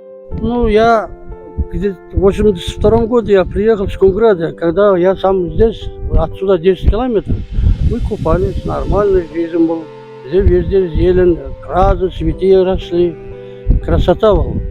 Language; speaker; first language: Russian; non-native, local second language; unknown